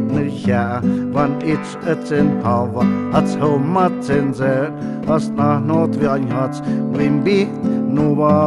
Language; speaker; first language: Spanish; native; Spanish